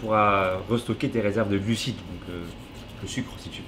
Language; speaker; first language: French; native; French